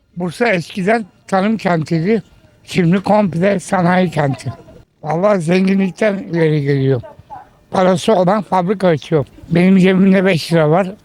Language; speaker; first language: Turkish; early bilingual, other home language; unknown